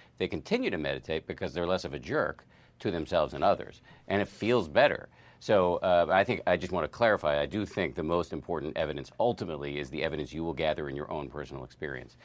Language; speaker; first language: English; native; English